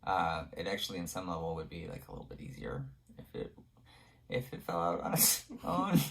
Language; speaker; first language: English; native; English